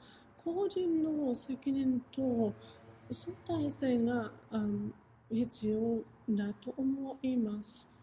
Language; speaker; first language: Japanese; non-native, fluent; German